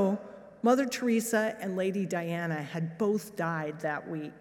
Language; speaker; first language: English; native; English